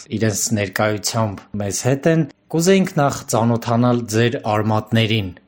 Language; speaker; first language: Armenian; native; Armenian